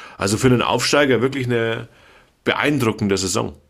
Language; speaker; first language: German; native; German